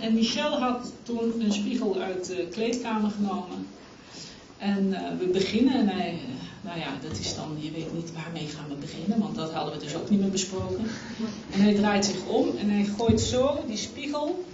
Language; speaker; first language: Dutch; native; Dutch